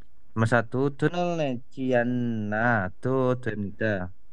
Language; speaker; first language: Korean; non-native, learner; Indonesian